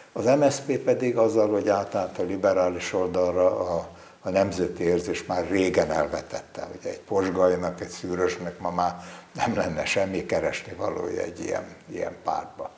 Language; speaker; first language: Hungarian; native; Hungarian